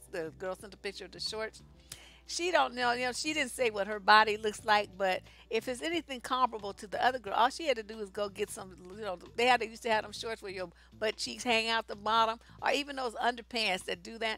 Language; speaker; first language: English; native; English